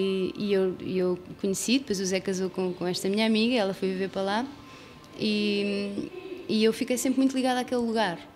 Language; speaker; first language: Portuguese; native; Portuguese